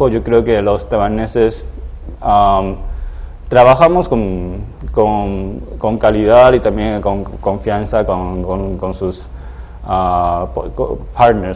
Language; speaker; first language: Spanish; non-native, fluent; Chinese